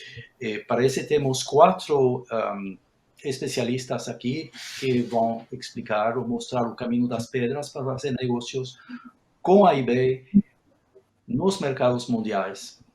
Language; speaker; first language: Portuguese; non-native, fluent; Spanish